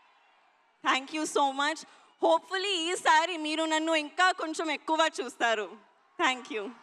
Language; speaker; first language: Telugu; non-native, learner; Hindi